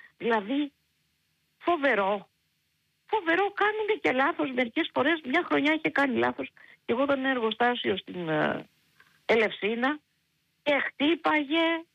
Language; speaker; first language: Greek; native; Greek